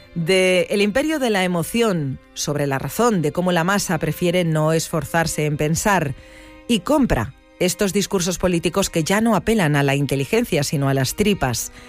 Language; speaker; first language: Spanish; native; Spanish